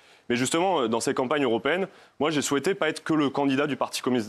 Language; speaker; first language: French; native; French